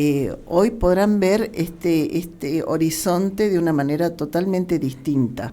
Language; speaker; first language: Spanish; native; Spanish